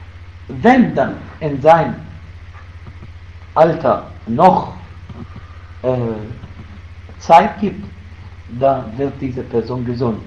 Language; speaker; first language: German; non-native, fluent; Arabic